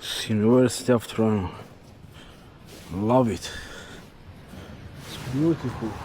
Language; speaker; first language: English; non-native, learner; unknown